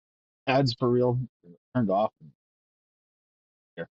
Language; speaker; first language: English; native; English